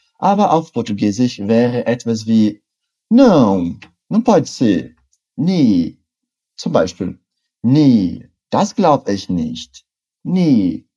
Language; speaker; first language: German; non-native, fluent; Portuguese